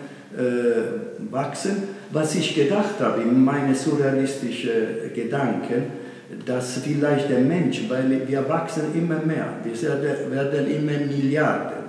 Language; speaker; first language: German; non-native, fluent; Italian